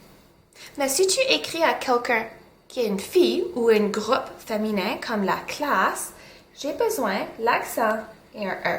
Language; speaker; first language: French; non-native, local second language; English